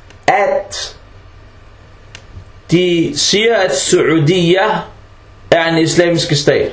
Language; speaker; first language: Danish; early bilingual, other home language; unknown